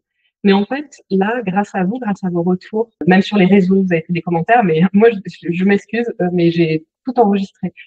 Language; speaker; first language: French; native; French